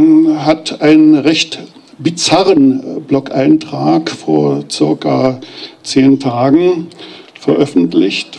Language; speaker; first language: German; native; German